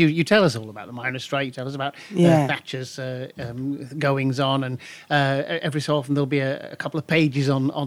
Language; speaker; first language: English; native; English